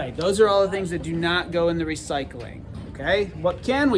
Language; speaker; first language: English; native; English